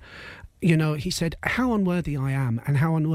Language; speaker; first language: English; native; English